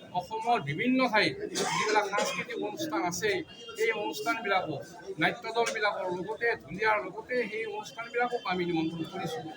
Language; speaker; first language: Assamese; native; Assamese